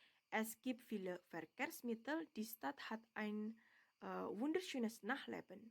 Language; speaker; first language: German; non-native, learner; Indonesian